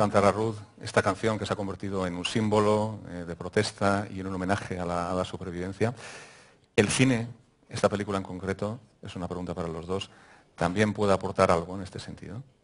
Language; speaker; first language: Spanish; native; Spanish